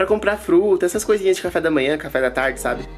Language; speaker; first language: Portuguese; native; Portuguese